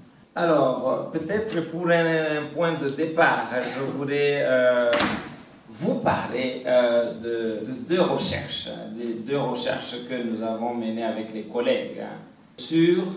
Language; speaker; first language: French; non-native, local second language; Kinyarwanda